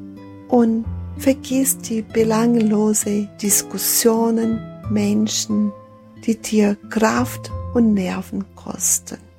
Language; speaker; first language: German; non-native, fluent; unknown